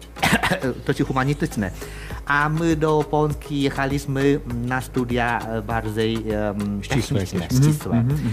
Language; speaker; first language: Polish; non-native, fluent; Vietnamese